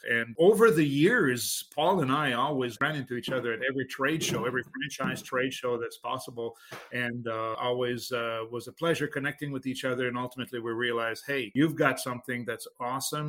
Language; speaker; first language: English; non-native, fluent; French